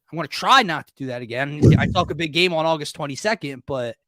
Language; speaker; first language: English; native; English